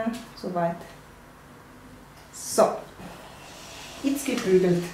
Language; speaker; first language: German; non-native, fluent; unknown